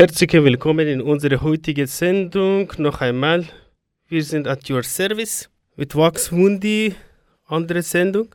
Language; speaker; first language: German; non-native, learner; Persian